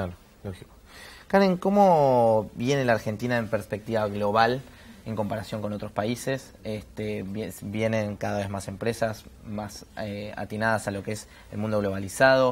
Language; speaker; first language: Spanish; native; Spanish